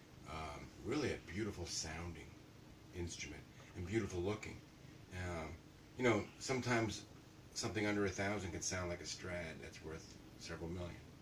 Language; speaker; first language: English; native; English